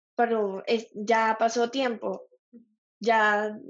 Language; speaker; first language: Spanish; native; Spanish